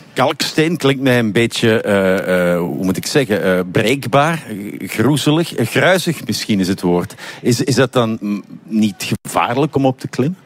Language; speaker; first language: Dutch; native; Dutch